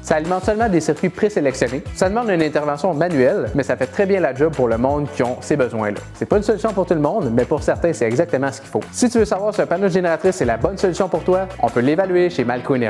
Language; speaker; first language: French; native; French